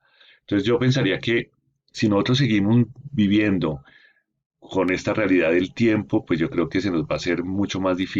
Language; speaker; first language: Spanish; native; Spanish